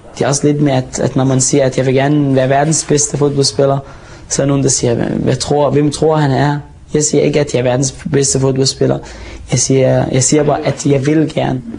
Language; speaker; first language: Danish; non-native, fluent; Arabic